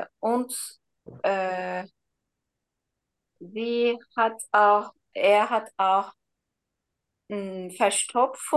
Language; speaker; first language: German; non-native, learner; Turkish